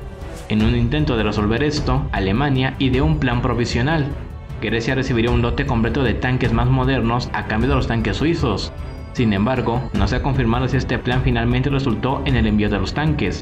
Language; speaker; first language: Spanish; native; Spanish